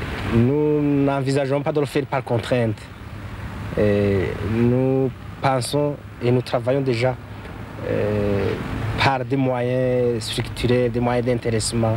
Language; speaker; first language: French; non-native, local second language; Rundi